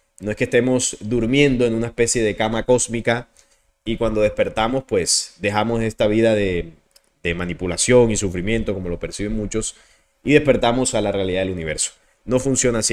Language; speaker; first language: Spanish; native; Spanish